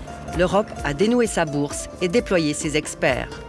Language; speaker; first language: French; native; French